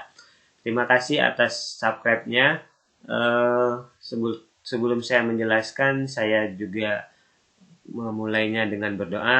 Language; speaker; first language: Indonesian; native; Indonesian